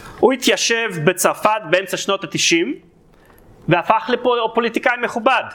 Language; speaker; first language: Hebrew; non-native, fluent; Russian